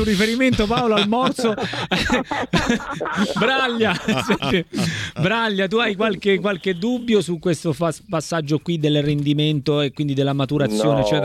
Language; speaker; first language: Italian; native; Italian